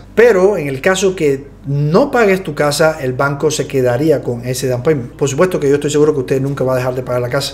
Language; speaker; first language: Spanish; native; Spanish